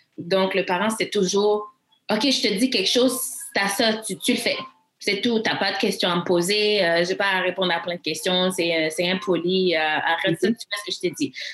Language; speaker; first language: French; early bilingual, other home language; Haitian Creole